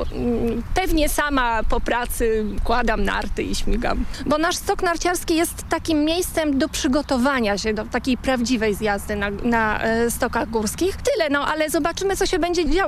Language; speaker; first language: Polish; native; Polish